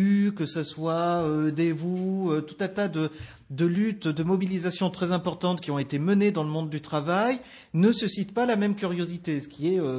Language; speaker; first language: French; native; French